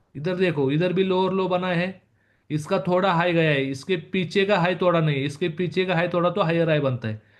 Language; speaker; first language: Hindi; non-native, local second language; Marathi